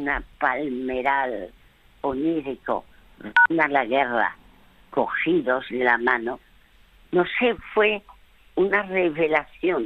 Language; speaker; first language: Spanish; early bilingual, other home language; French